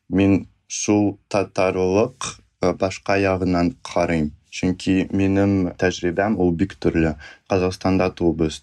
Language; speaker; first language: Tatar; non-native, fluent; Russian